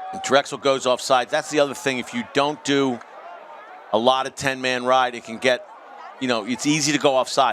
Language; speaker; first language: English; native; English